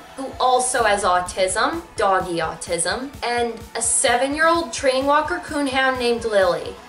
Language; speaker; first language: English; native; English